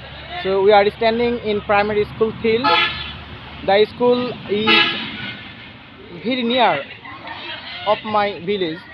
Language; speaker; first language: English; non-native, learner; Bangla